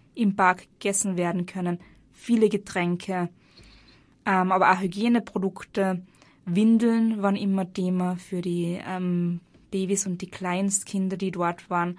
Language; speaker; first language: German; native; German